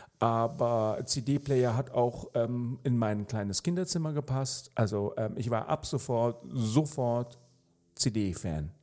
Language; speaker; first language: German; native; German